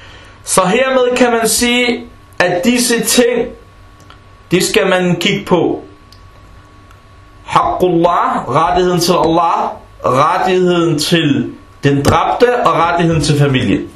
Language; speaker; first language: Danish; non-native, fluent; Arabic